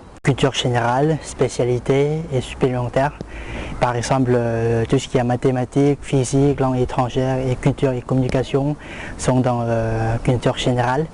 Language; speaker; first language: French; non-native, fluent; Lao